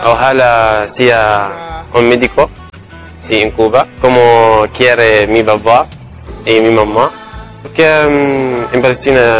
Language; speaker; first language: Spanish; non-native, learner; Arabic